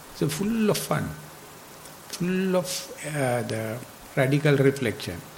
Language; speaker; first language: English; non-native, local second language; Sinhala